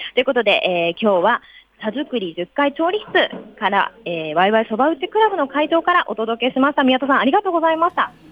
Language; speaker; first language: Japanese; native; Japanese